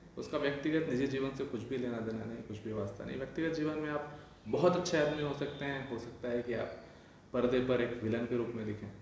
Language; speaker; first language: Hindi; non-native, local second language; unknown